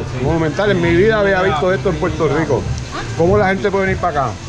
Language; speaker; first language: Spanish; native; Spanish